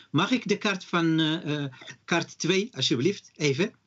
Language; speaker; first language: Dutch; non-native, fluent; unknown